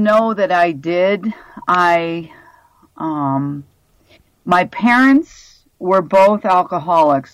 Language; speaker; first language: English; native; English